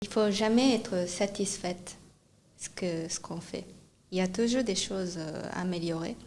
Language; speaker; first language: French; non-native, fluent; Japanese